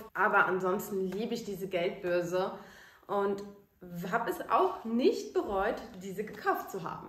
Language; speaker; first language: German; native; German